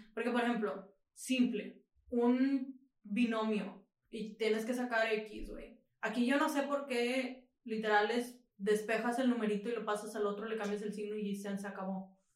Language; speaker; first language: Spanish; native; Spanish